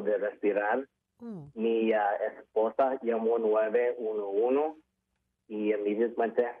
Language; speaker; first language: Spanish; early bilingual, heritage; English